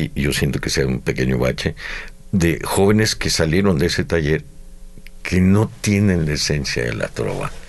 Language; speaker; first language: Spanish; native; Spanish